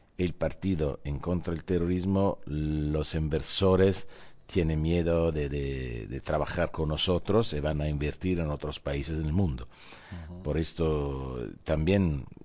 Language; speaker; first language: Spanish; non-native, fluent; Italian